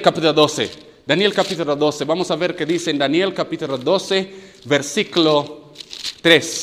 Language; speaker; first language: Spanish; non-native, learner; English